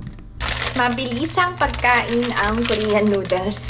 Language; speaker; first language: Filipino; native; Filipino